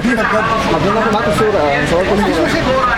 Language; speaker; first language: Arabic; native; Arabic